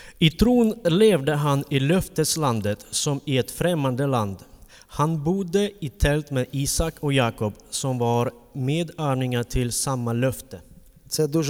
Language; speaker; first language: Swedish; non-native, fluent; Ukrainian